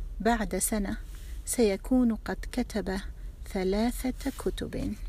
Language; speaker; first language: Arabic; non-native, fluent; English